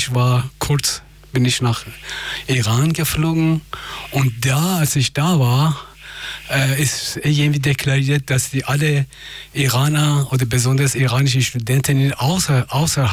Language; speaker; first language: German; non-native, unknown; Persian